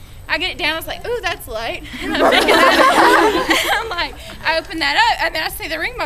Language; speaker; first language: English; native; English